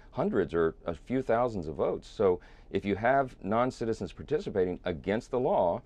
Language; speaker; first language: English; native; English